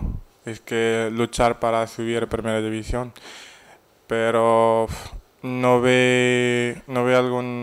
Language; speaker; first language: Spanish; non-native, fluent; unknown